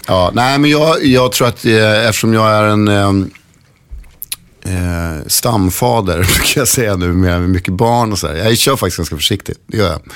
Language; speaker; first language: Swedish; native; Swedish